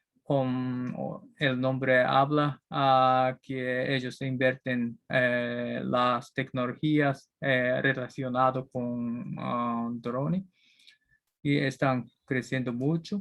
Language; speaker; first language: Spanish; non-native, learner; Japanese